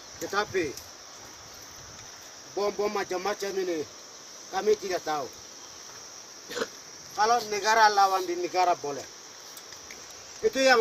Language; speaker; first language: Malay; non-native, local second language; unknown